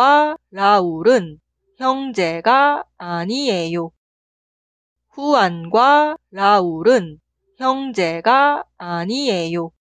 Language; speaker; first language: Korean; non-native, fluent; Spanish